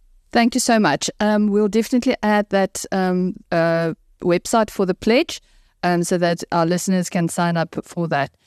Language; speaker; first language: English; non-native, local second language; Afrikaans